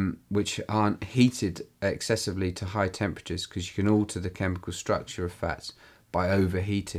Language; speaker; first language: English; native; English